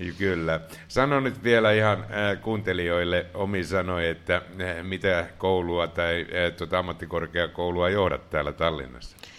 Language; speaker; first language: Finnish; native; Finnish